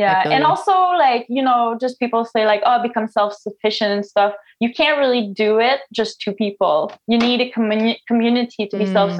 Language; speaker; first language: English; non-native, fluent; French